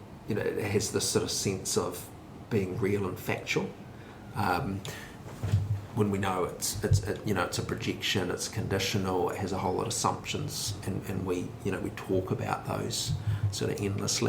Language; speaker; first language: English; native; English